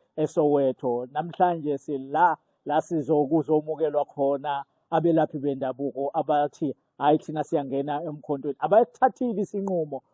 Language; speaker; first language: Zulu; native; Zulu